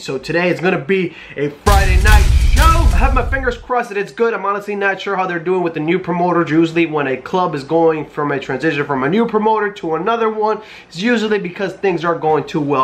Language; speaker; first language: English; native; English